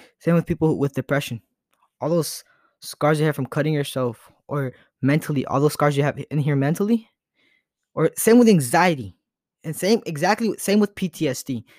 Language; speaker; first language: English; early bilingual, other home language; Spanish